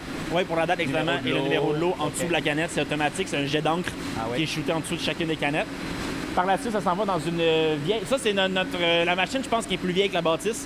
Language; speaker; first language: French; native; French